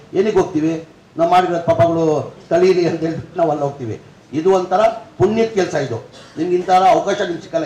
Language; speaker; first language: Kannada; non-native, local second language; Urdu